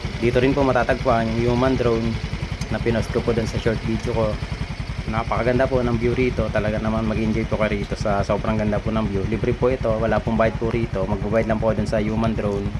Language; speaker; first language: Filipino; native; Filipino